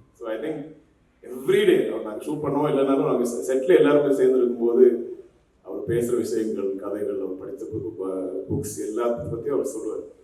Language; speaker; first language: Tamil; non-native, local second language; Malayalam